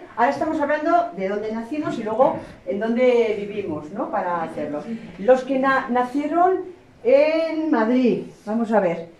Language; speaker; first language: Spanish; native; Spanish